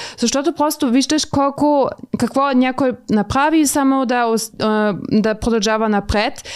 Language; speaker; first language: Bulgarian; native; Bulgarian